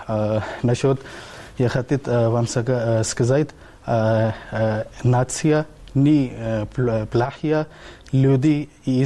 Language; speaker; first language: Russian; non-native, learner; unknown